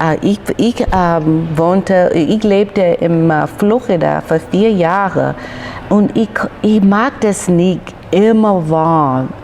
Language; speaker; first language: German; non-native, learner; English